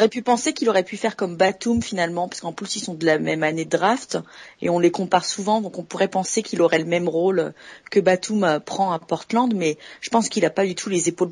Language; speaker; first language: French; native; French